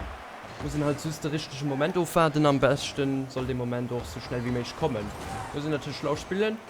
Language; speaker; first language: German; non-native, local second language; Luxembourgish